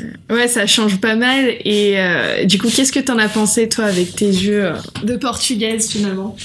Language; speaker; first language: French; native; French